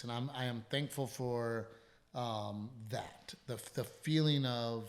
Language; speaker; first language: English; native; English